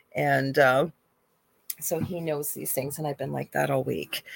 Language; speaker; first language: English; native; English